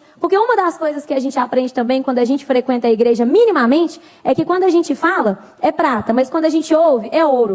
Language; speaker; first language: Portuguese; native; Portuguese